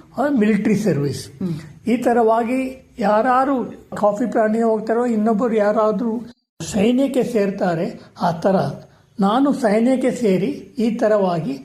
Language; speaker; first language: Kannada; non-native, local second language; Kodava